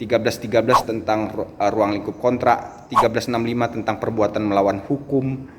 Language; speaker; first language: Indonesian; native; Indonesian